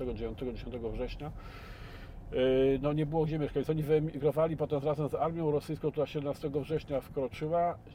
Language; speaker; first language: Polish; native; Polish